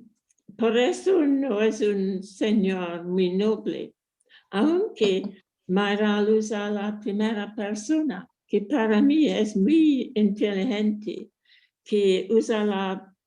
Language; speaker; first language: Spanish; non-native, fluent; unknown